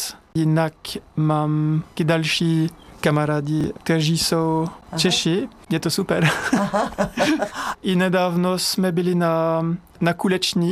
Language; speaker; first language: Czech; non-native, fluent; French